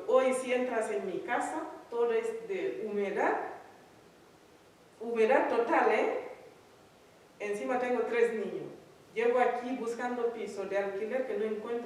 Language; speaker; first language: Spanish; non-native, learner; Fula